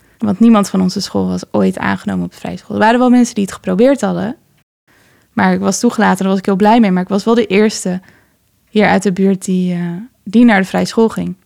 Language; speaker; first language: Dutch; early bilingual, other home language; Persian